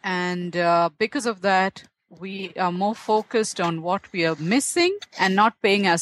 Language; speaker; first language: English; non-native, local second language; Tamil